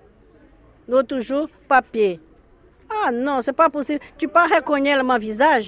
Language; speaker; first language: French; non-native, learner; Portuguese